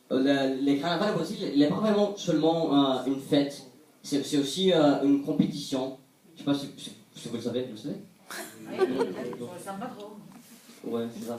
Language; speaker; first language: French; non-native, fluent; Portuguese